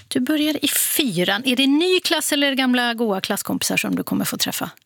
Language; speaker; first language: Swedish; native; Swedish